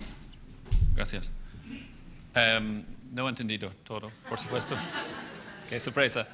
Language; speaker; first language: Spanish; non-native, fluent; English